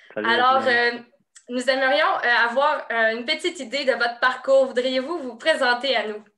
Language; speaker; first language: French; native; French